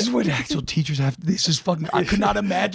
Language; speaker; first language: English; native; English